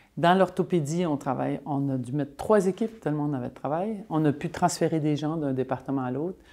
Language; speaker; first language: French; native; French